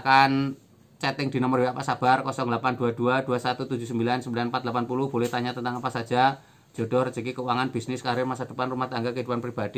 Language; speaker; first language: Indonesian; native; Indonesian